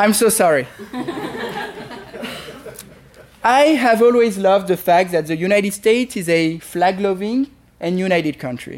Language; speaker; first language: English; non-native, fluent; French